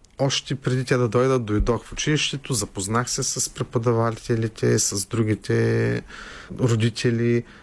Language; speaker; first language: Bulgarian; native; Bulgarian